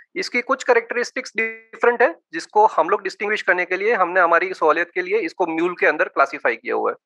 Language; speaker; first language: Hindi; non-native, local second language; Gujarati